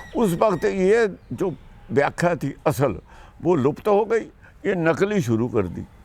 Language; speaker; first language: Hindi; non-native, local second language; Punjabi